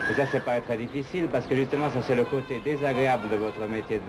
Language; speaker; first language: French; native; French